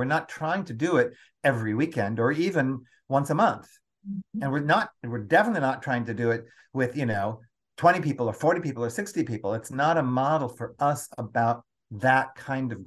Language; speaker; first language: English; native; English